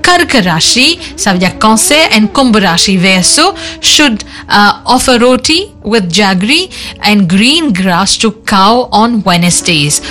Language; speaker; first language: English; non-native, local second language; Morisyen